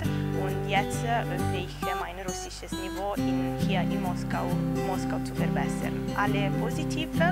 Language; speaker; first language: German; non-native, learner; Italian